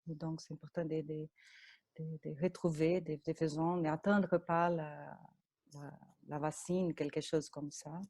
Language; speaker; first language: French; non-native, fluent; Portuguese